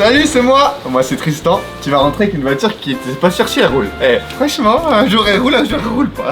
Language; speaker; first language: French; native; French